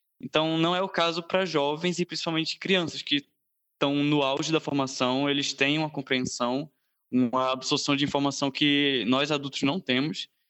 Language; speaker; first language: Portuguese; native; Portuguese